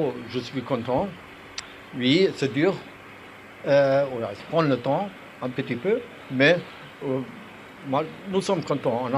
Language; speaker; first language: French; non-native, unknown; German